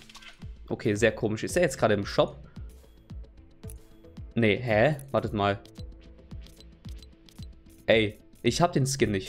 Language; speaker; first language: German; native; German